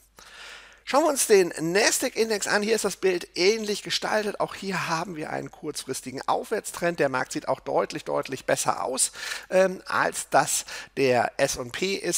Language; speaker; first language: German; native; German